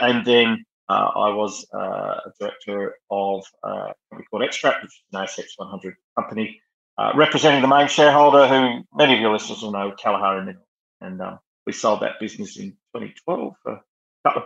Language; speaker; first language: English; native; English